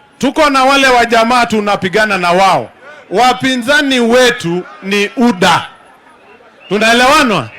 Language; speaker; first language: Swahili; non-native, local second language; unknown